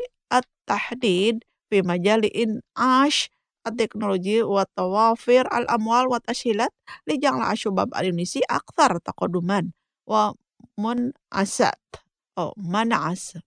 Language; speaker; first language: Arabic; non-native, fluent; Indonesian